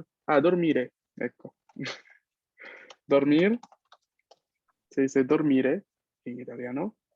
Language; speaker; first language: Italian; non-native, fluent; Spanish